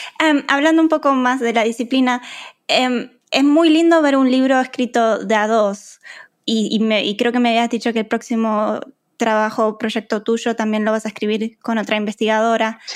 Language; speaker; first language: Spanish; native; Spanish